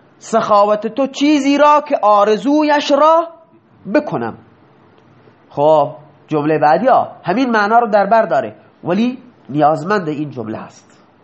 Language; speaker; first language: Persian; non-native, local second language; Baluchi